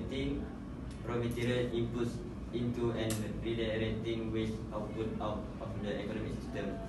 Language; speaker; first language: English; non-native, learner; Malay